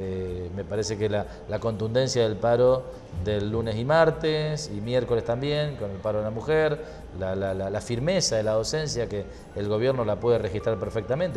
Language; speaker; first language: Spanish; native; Spanish